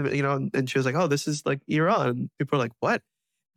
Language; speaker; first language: English; native; English